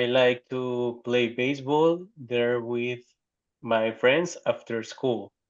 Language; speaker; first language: English; non-native, learner; Spanish